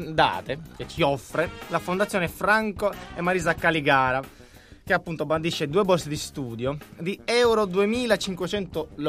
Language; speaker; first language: Italian; native; Italian